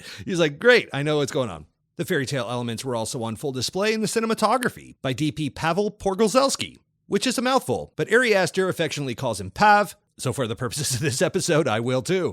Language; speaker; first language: English; native; English